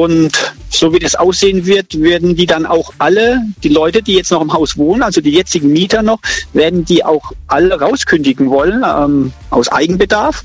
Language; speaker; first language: German; native; German